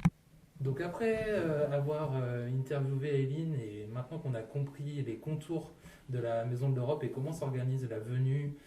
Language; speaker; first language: French; native; French